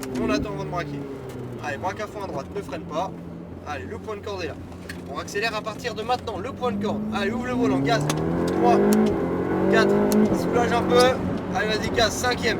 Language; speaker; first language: French; native; French